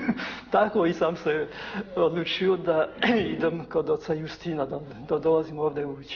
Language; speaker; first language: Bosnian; non-native, fluent; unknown